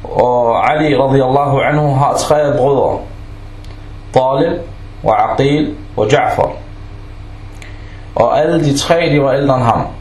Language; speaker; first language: Danish; non-native, local second language; Arabic